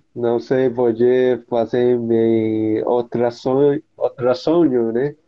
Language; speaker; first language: Portuguese; non-native, learner; Cantonese